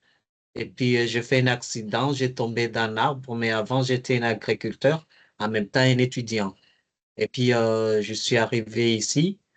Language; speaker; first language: French; non-native, learner; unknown